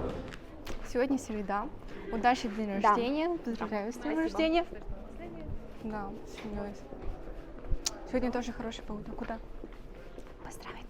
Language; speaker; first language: Russian; non-native, learner; Mongolian